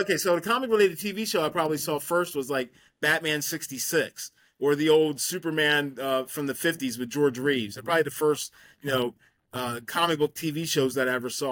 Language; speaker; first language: English; native; English